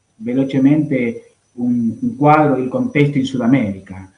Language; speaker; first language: Italian; non-native, fluent; Spanish